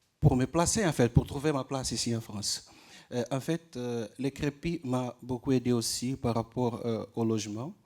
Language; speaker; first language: French; non-native, learner; Portuguese